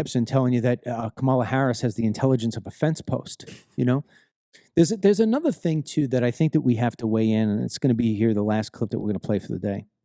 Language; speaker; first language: English; native; English